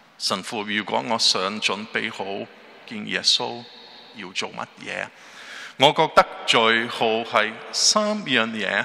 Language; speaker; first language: Chinese; non-native, learner; Portuguese